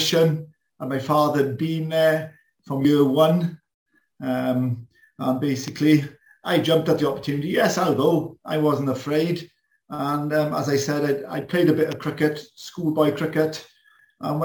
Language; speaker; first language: English; non-native, local second language; Welsh